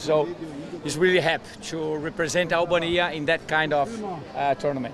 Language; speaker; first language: English; non-native, fluent; Portuguese